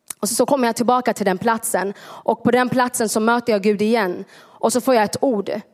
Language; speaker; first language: Swedish; early bilingual, other home language; Tigrinya